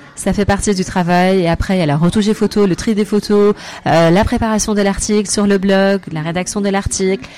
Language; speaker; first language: French; non-native, fluent; Arabic